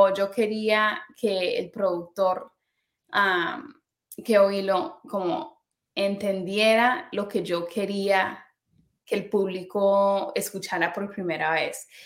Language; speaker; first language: Spanish; early bilingual, heritage; Spanish